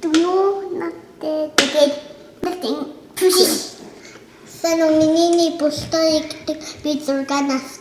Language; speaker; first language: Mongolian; early bilingual, heritage; Mongolian